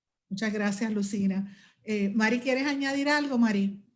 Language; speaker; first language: Spanish; native; Spanish